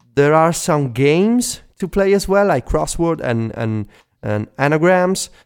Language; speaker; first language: English; non-native, fluent; Italian